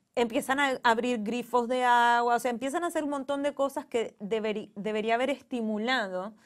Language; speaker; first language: Spanish; native; Spanish